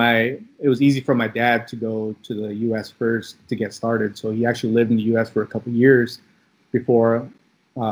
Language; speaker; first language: English; early bilingual, other home language; Filipino